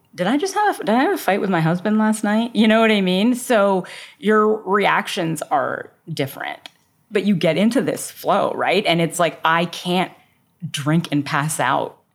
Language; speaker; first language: English; native; English